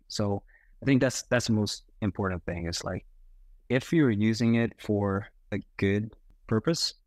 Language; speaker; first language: English; non-native, fluent; Portuguese